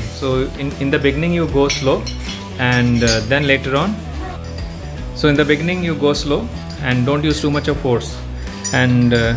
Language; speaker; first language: English; non-native, local second language; Hindi